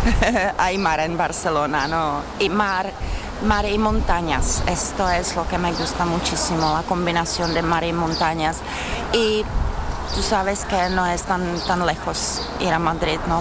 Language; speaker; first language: Spanish; non-native, fluent; Czech